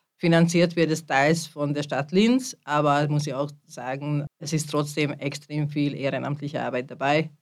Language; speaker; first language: German; non-native, fluent; Hungarian